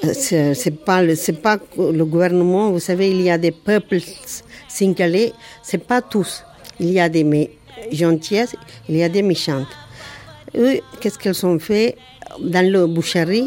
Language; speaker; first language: French; non-native, learner; Tamil